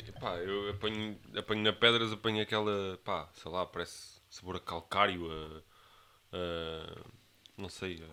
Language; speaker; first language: Portuguese; native; Portuguese